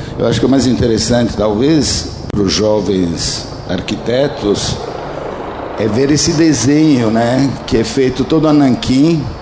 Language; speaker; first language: Portuguese; early bilingual, other home language; Italian